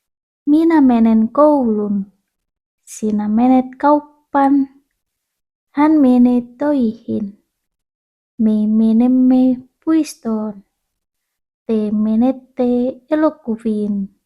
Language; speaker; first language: Finnish; non-native, learner; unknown